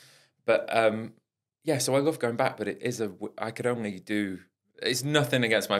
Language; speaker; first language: English; native; English